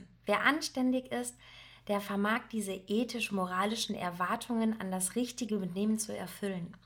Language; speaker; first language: German; native; German